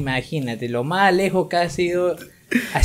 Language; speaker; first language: Spanish; native; Spanish